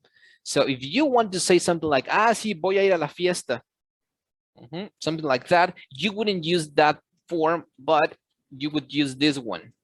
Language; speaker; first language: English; non-native, fluent; Spanish